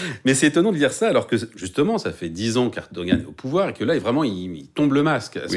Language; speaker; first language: French; native; French